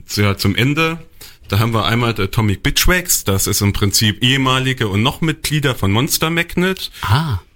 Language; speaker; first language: German; native; German